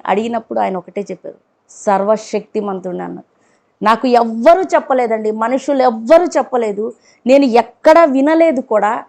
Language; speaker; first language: Telugu; non-native, local second language; Urdu